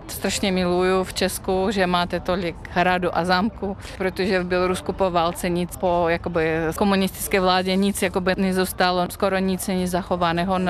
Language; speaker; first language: Czech; non-native, fluent; Russian